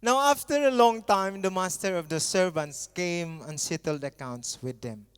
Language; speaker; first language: English; non-native, local second language; Filipino